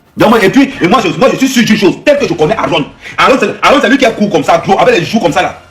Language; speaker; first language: French; non-native, local second language; Lingala